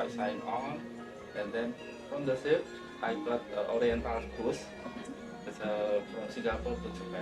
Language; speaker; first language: English; non-native, learner; Indonesian